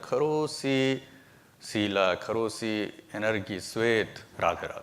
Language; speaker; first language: Russian; non-native, learner; Hindi